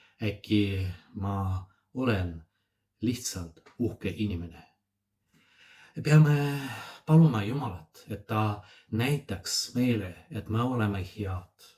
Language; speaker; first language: Estonian; non-native, fluent; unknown